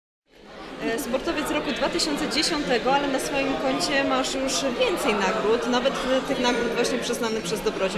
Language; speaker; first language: Polish; native; Polish